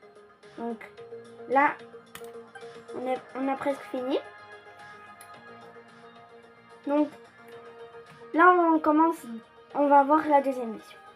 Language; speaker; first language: French; early bilingual, other home language; Polish